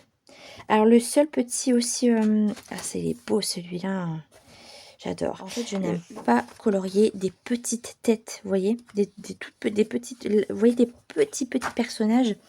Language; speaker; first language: French; native; French